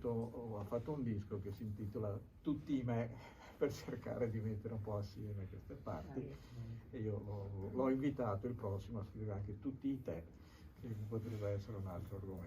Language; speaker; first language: Italian; native; Italian